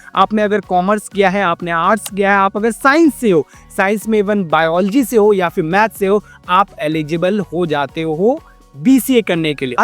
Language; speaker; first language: Hindi; native; Hindi